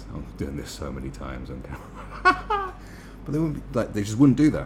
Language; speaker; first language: English; native; English